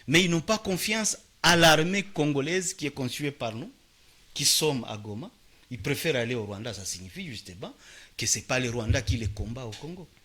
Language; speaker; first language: French; non-native, local second language; Swahili